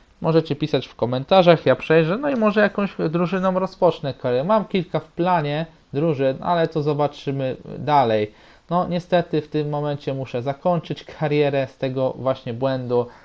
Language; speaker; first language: Polish; native; Polish